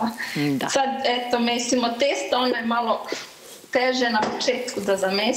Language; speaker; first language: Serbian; early bilingual, heritage; Serbian